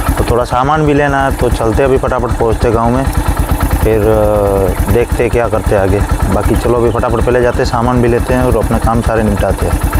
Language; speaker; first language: Hindi; non-native, local second language; Gujarati